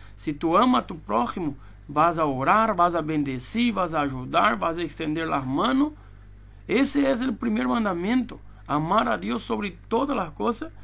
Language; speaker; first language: Spanish; non-native, fluent; Portuguese